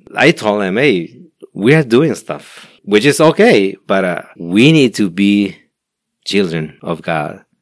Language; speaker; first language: English; non-native, learner; Spanish